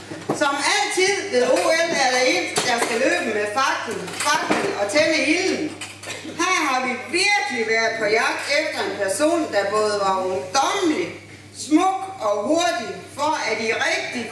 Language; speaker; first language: Danish; native; Danish